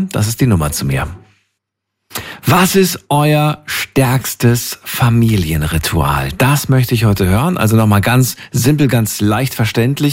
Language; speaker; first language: German; native; German